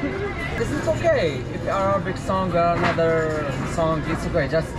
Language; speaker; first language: English; non-native, learner; Arabic